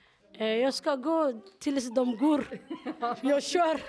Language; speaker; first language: Swedish; non-native, learner; Somali